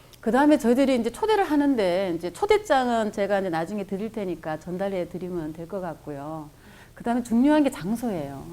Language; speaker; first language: Korean; native; Korean